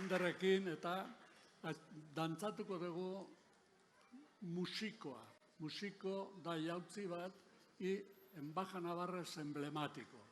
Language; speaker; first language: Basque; non-native, local second language; Spanish